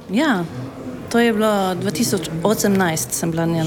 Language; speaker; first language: Slovenian; non-native, fluent; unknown